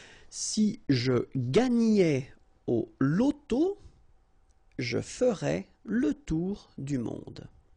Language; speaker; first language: French; native; French